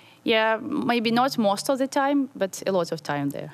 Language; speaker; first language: English; non-native, fluent; Ukrainian